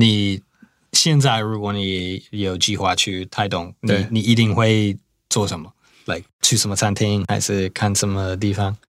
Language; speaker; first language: Chinese; non-native, fluent; English